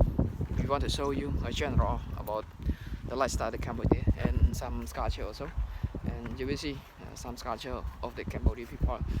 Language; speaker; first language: English; non-native, learner; Khmer